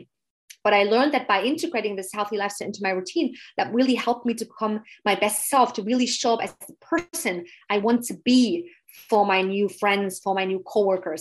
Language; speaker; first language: English; non-native, fluent; German